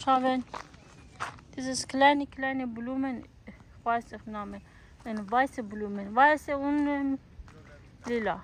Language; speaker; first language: German; non-native, learner; Persian